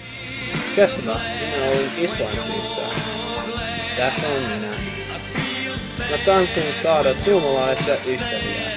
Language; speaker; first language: Finnish; non-native, learner; English